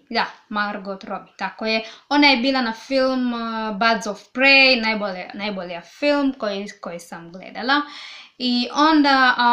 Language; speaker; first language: Serbian; non-native, learner; Swahili